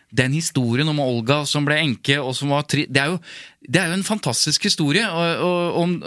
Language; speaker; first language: Norwegian; native; Norwegian